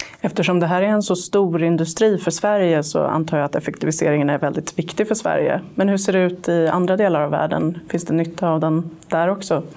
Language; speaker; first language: Swedish; native; Swedish